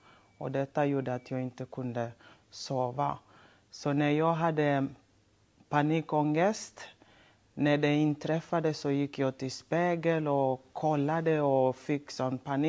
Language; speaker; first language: Swedish; non-native, local second language; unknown